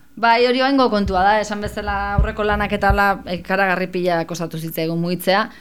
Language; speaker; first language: Basque; native; Basque